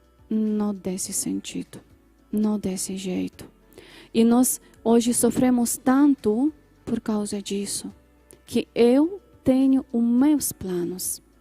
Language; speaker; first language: Portuguese; non-native, fluent; Polish